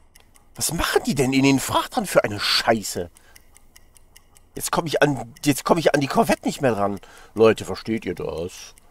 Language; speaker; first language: German; native; German